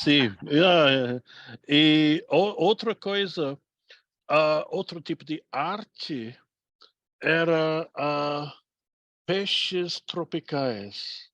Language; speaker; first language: Portuguese; non-native, fluent; English